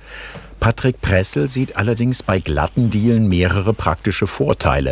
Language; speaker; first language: German; native; German